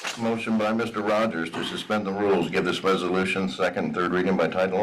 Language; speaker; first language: English; native; English